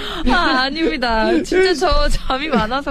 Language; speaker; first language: Korean; early bilingual, heritage; Korean